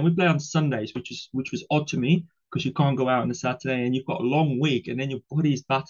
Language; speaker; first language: English; non-native, local second language; Afrikaans